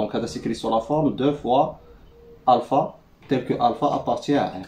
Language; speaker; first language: French; non-native, local second language; Arabic